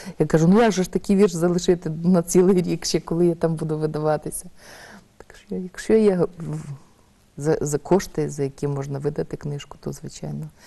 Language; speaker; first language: Ukrainian; native; Ukrainian